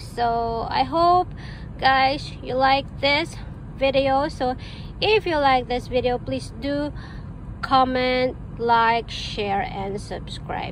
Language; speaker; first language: English; non-native, local second language; Filipino